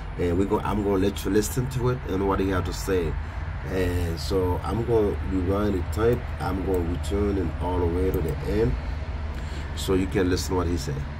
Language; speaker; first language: English; non-native, fluent; Haitian Creole